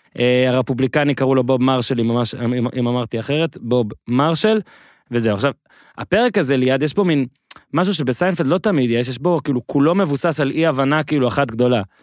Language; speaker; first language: Hebrew; native; Hebrew